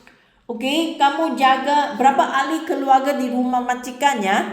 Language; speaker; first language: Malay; non-native, local second language; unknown